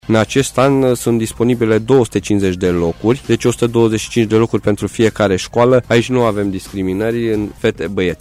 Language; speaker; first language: Romanian; native; Romanian